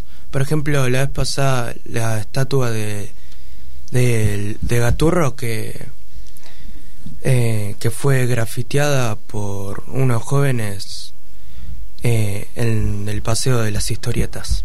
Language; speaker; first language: Spanish; early bilingual, other home language; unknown